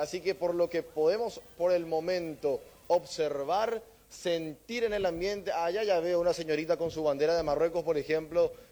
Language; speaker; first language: Spanish; native; Spanish